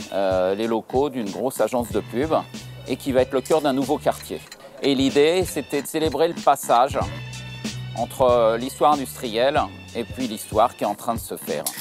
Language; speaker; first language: French; native; French